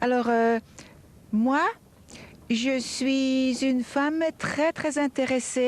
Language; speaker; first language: French; non-native, fluent; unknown